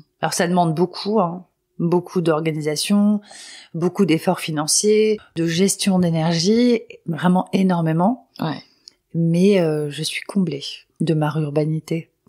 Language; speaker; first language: French; non-native, local second language; Arabic